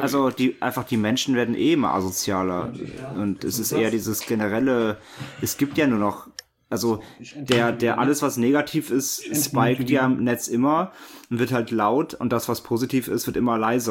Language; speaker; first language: German; native; German